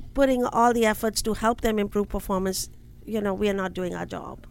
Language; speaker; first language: English; non-native, local second language; Hindi